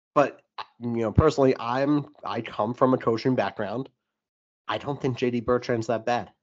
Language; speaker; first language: English; native; English